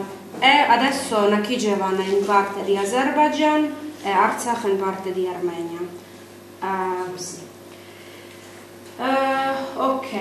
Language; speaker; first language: Italian; non-native, learner; Armenian